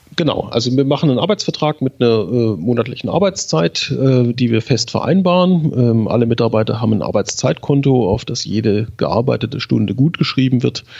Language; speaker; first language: German; native; German